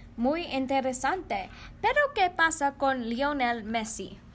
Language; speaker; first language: Spanish; non-native, learner; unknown